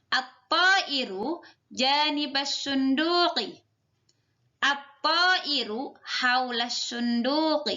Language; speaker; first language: Arabic; non-native, fluent; Indonesian